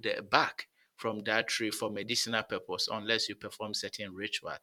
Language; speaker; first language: English; non-native, local second language; Akan